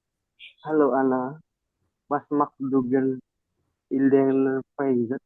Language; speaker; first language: German; non-native, learner; Indonesian